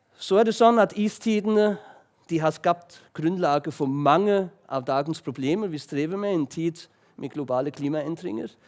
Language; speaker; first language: Norwegian; non-native, fluent; German